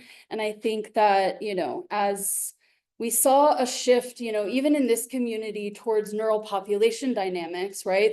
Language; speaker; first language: English; native; English